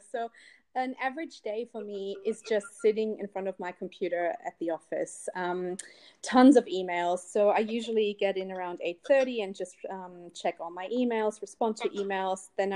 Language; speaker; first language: English; non-native, fluent; German